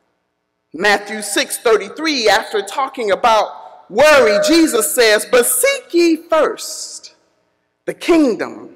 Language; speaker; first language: English; native; English